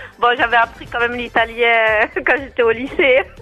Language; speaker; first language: French; native; French